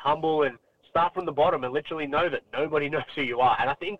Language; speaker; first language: English; native; English